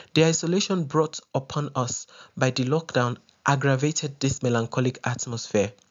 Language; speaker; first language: English; non-native, local second language; Yoruba